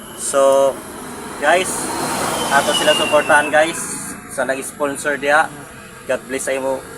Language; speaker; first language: Cebuano; non-native, local second language; Surigaonon